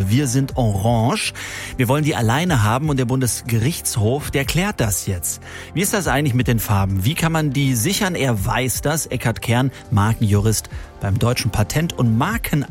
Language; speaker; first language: German; native; German